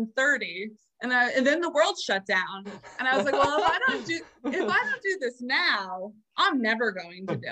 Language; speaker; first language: English; native; English